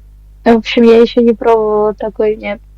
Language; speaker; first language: Russian; native; Russian